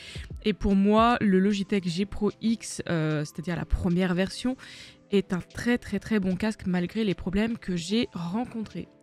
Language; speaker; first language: French; native; French